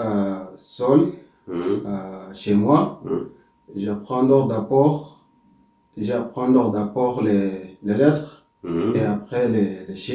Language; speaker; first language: French; non-native, learner; Arabic